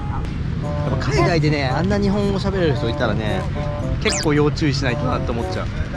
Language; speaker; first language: Japanese; native; Japanese